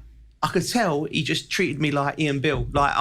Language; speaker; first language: English; native; English